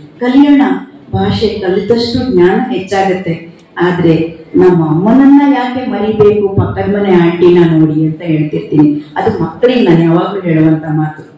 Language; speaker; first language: Kannada; non-native, local second language; Konkani